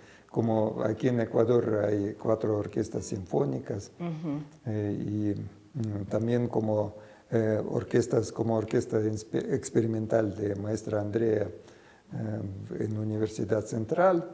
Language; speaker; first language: Spanish; non-native, fluent; Russian